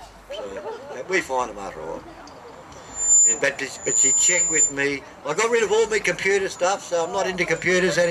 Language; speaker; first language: English; native; English